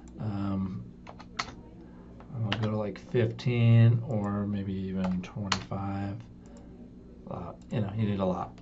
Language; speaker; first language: English; native; English